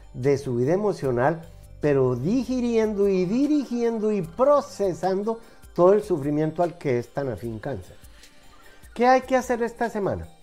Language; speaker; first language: Spanish; native; Spanish